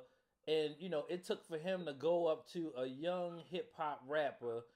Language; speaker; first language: English; native; English